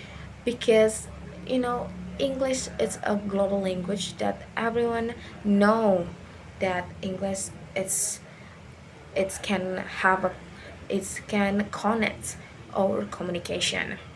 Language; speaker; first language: English; non-native, learner; Indonesian